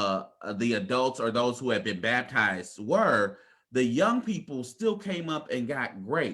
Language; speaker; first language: English; native; English